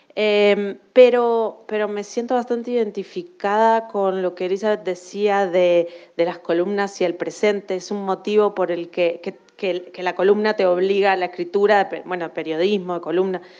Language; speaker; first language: Spanish; native; Spanish